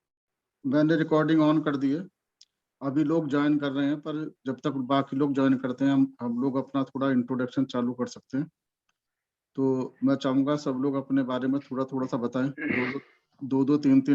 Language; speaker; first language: Hindi; native; Hindi